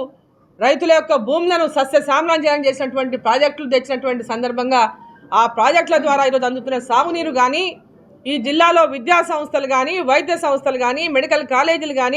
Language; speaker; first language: Telugu; native; Telugu